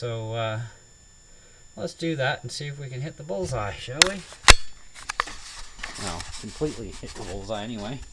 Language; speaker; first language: English; native; English